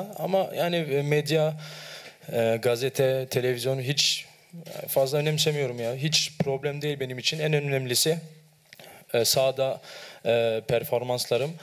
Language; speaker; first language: Turkish; early bilingual, heritage; Turkish